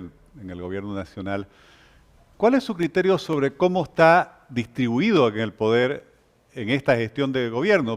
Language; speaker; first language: Spanish; native; Spanish